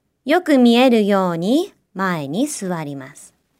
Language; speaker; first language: Japanese; native; Japanese